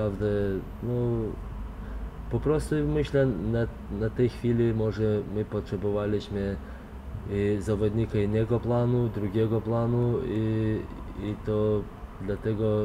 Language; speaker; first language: Polish; non-native, fluent; Lithuanian